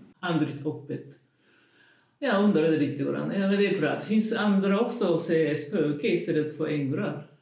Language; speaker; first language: Swedish; non-native, learner; Japanese